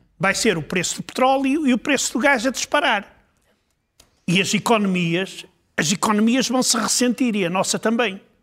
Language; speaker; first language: Portuguese; native; Portuguese